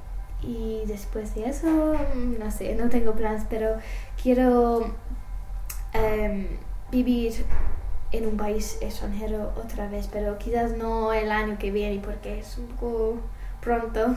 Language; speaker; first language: Spanish; non-native, learner; English